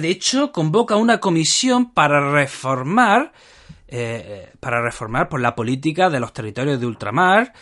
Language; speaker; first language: Spanish; native; Spanish